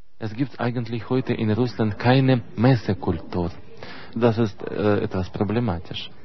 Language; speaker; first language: German; non-native, fluent; Russian